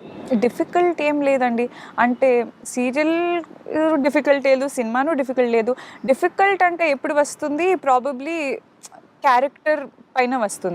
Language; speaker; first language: Telugu; non-native, fluent; Kannada